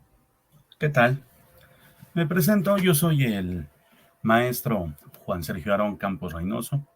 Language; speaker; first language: Spanish; native; Spanish